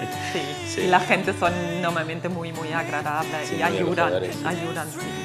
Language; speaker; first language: Spanish; non-native, fluent; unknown